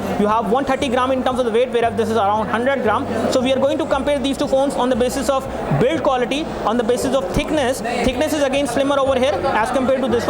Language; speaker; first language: English; non-native, local second language; Hindi